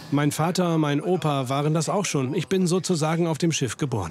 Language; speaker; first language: German; native; German